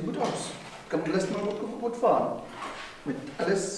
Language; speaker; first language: German; non-native, learner; Arabic